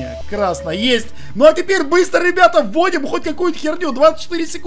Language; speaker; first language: Russian; native; Russian